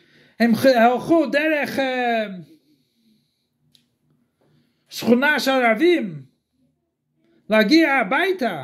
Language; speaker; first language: Hebrew; non-native, fluent; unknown